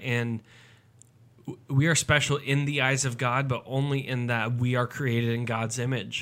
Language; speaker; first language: English; native; English